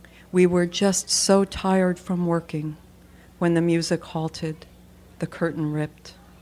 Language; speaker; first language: English; native; English